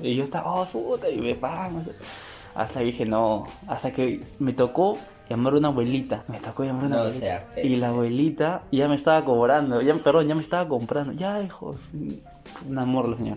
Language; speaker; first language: Spanish; native; Spanish